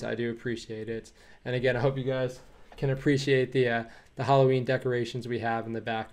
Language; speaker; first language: English; native; English